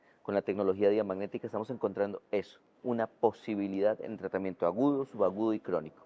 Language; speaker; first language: Spanish; native; Spanish